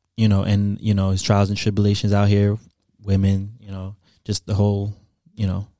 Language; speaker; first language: English; early bilingual, other home language; Haitian Creole